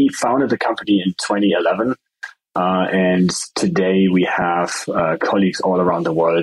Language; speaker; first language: English; non-native, fluent; German